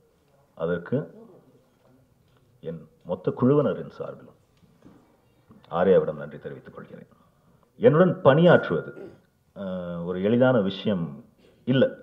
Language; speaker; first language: Tamil; native; Tamil